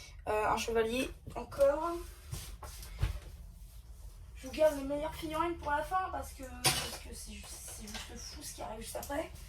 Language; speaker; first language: French; native; French